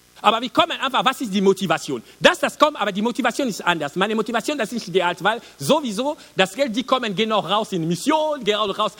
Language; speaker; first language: German; non-native, learner; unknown